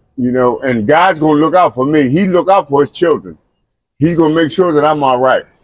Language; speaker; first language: English; native; English